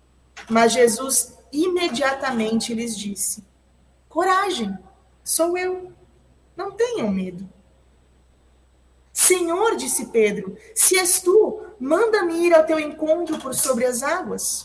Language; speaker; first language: Portuguese; native; Portuguese